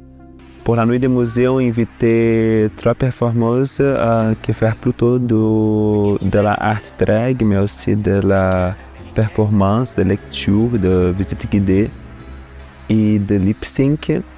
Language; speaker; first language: French; non-native, fluent; Portuguese